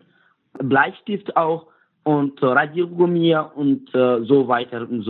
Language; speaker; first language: German; non-native, learner; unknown